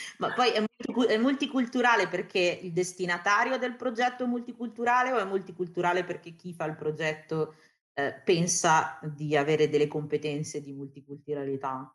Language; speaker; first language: Italian; early bilingual, other home language; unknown